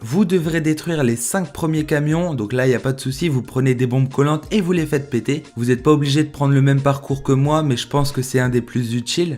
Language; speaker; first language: French; native; French